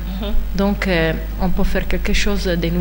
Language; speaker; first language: French; non-native, fluent; Italian